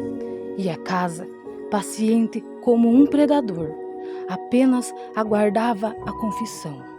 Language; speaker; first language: Portuguese; native; Portuguese